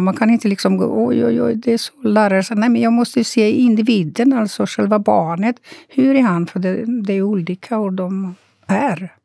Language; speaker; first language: Swedish; non-native, fluent; Romanian